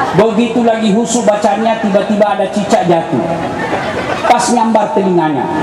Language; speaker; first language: Indonesian; non-native, local second language; Buginese